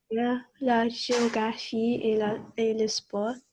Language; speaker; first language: French; non-native, learner; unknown